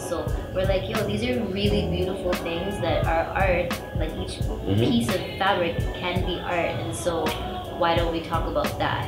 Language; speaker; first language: English; native; English